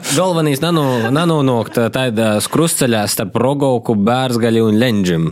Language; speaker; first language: Latvian; native; Latvian